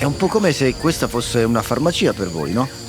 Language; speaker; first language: Italian; native; Italian